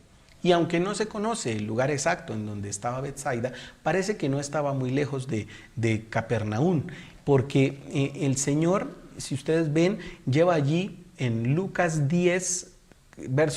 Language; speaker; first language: Spanish; native; Spanish